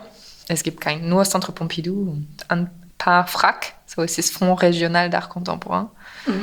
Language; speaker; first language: German; non-native, fluent; French